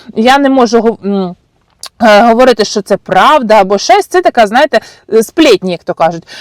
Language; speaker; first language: Ukrainian; non-native, local second language; Russian